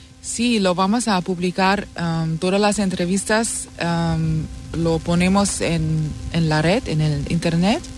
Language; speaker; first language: Spanish; non-native, fluent; German